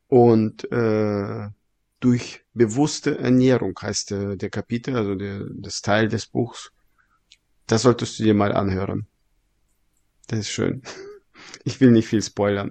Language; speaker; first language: German; non-native, fluent; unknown